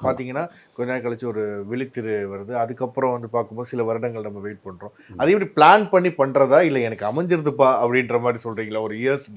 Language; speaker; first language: Tamil; native; Tamil